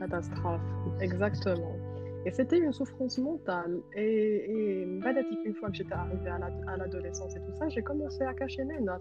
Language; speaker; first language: French; non-native, local second language; Arabic